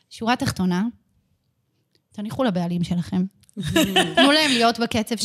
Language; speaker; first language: Hebrew; native; Hebrew